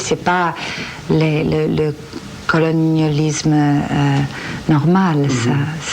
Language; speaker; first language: French; non-native, fluent; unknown